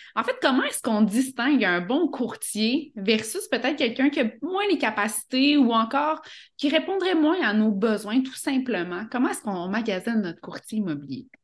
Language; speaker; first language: French; native; French